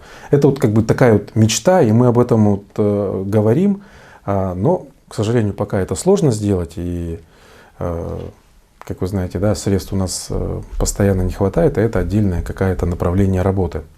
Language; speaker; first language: Russian; native; Russian